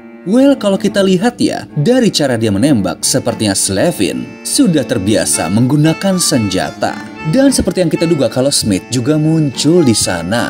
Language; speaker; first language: Indonesian; native; Indonesian